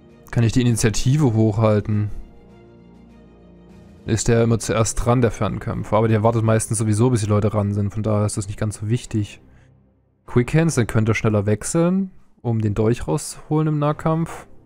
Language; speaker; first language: German; native; German